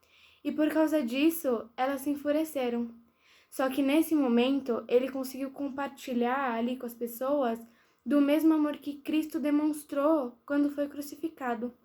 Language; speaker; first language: Portuguese; native; Portuguese